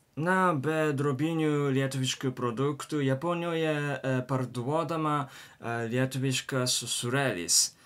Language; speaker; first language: Lithuanian; non-native, learner; Japanese